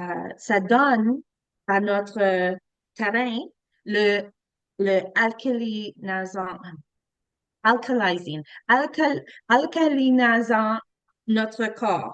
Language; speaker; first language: French; non-native, learner; English